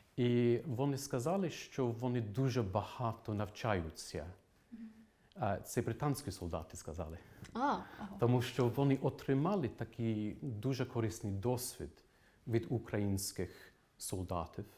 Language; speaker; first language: Ukrainian; non-native, fluent; English